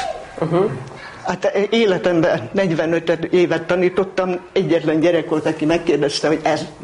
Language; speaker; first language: Hungarian; native; Hungarian